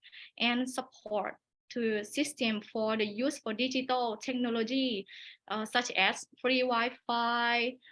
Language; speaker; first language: English; non-native, learner; Thai